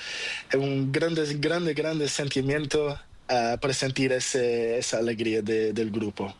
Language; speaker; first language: Spanish; non-native, learner; Portuguese